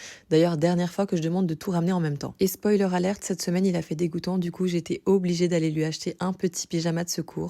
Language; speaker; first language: French; native; French